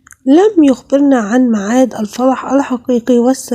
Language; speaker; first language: Arabic; native; Arabic